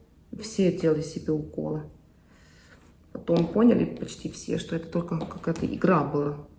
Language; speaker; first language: Russian; non-native, fluent; Estonian